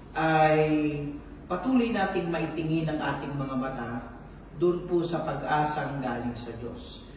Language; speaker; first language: Filipino; native; Filipino